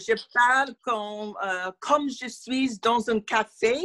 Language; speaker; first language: French; non-native, learner; English